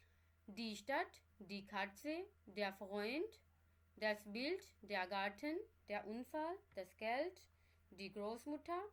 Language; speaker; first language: German; non-native, fluent; Urdu